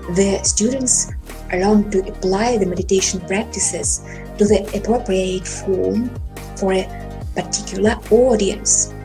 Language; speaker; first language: English; non-native, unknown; Russian